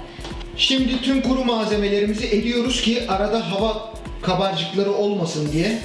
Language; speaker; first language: Turkish; native; Turkish